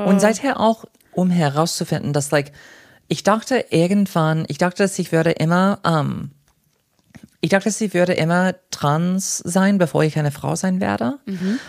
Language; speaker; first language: German; non-native, fluent; English